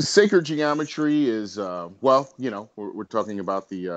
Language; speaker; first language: English; native; English